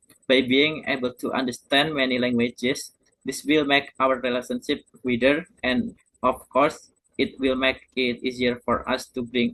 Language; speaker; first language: English; non-native, learner; Indonesian